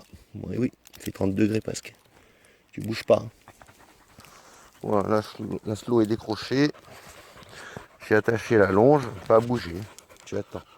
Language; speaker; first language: French; native; French